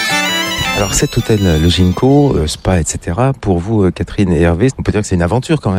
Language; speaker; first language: French; native; French